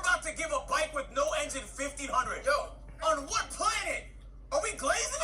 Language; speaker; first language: English; native; English